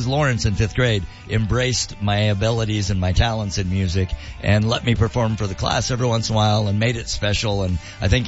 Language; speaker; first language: English; native; English